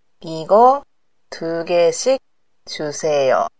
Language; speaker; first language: Korean; non-native, learner; Japanese